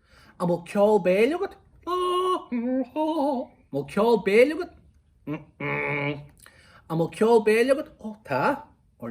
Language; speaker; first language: Irish; non-native, local second language; English